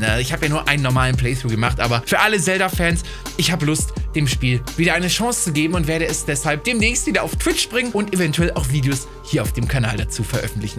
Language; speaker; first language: German; native; German